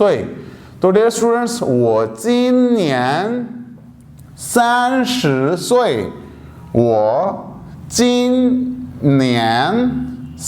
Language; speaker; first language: Chinese; non-native, fluent; Urdu